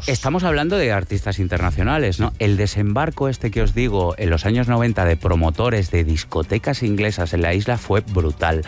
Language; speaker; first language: Spanish; native; Spanish